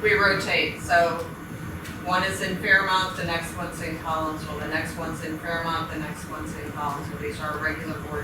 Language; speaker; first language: English; native; English